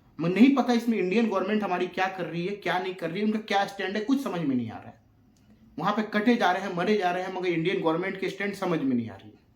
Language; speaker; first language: Hindi; native; Hindi